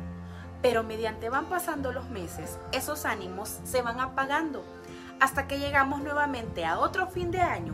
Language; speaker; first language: Spanish; native; Spanish